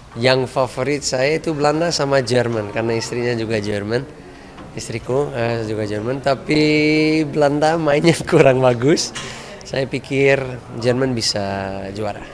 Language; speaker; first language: Indonesian; non-native, fluent; Dutch